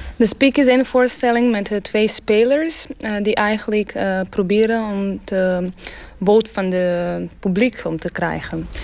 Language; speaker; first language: Dutch; non-native, learner; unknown